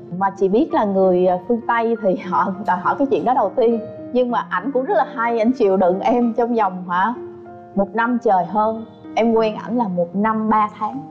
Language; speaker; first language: Vietnamese; native; Vietnamese